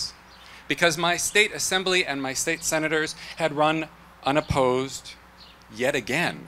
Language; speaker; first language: English; native; English